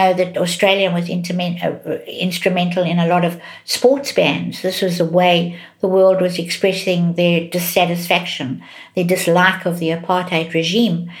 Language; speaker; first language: English; native; English